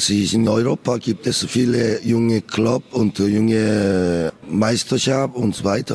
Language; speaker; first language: German; non-native, learner; Korean